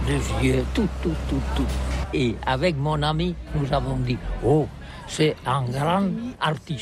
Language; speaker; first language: French; non-native, learner; Catalan